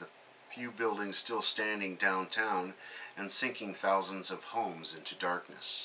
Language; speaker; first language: English; native; English